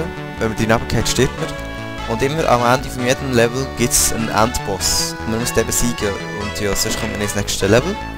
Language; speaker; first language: German; native; German